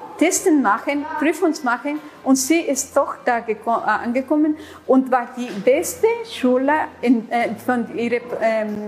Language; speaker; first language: German; non-native, learner; Spanish